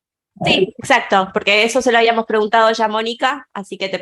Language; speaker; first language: Spanish; native; Spanish